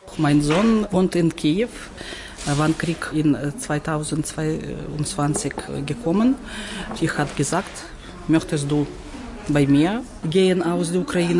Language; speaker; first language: German; non-native, learner; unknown